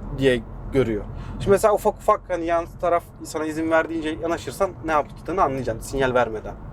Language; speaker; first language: Turkish; native; Turkish